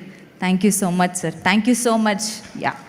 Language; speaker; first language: Telugu; non-native, learner; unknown